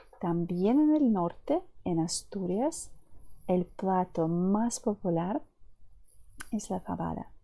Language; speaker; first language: Spanish; non-native, fluent; Ukrainian